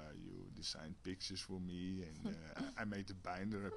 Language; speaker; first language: English; non-native, fluent; Dutch